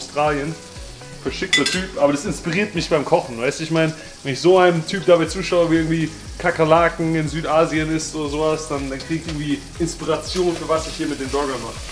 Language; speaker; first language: German; native; German